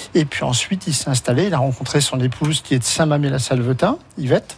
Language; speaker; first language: French; native; French